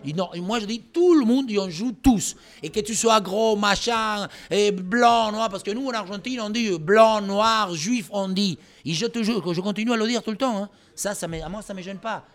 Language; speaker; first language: French; non-native, fluent; Spanish